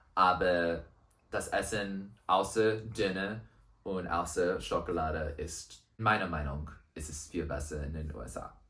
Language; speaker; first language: German; non-native, learner; English